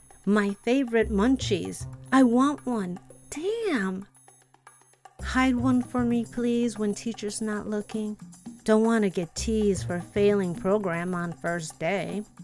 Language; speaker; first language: English; early bilingual, other home language; Spanish